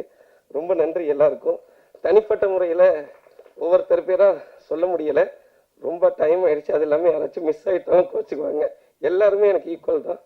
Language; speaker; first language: Tamil; native; Tamil